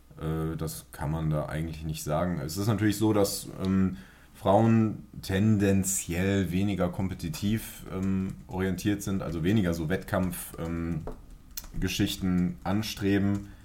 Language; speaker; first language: German; native; German